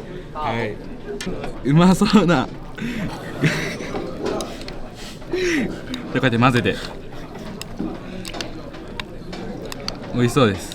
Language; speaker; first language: Japanese; native; Japanese